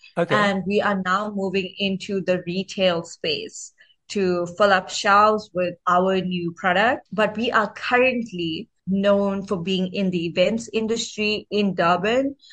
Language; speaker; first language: English; native; English